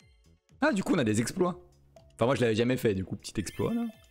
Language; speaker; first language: French; native; French